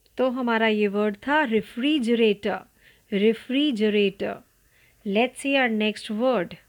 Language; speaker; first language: Hindi; non-native, local second language; Marathi